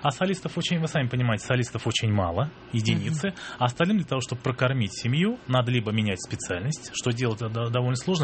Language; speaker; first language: Russian; native; Russian